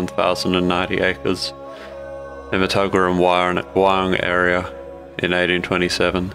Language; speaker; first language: English; native; English